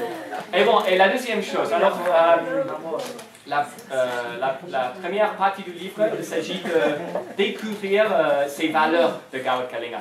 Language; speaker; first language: French; non-native, fluent; English